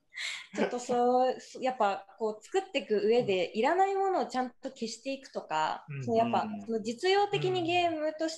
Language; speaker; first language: Japanese; native; Japanese